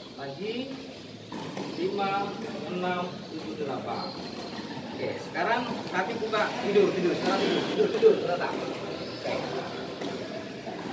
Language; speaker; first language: Indonesian; native; Indonesian